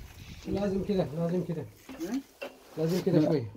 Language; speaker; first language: Arabic; non-native, learner; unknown